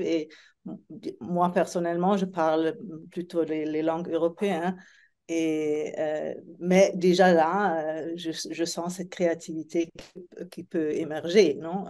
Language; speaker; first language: French; non-native, fluent; Italian